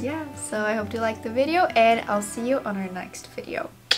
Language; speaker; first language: English; early bilingual, other home language; Portuguese